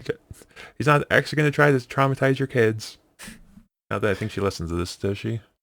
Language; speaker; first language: English; native; English